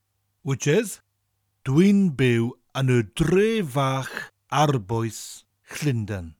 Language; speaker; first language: Welsh; non-native, fluent; English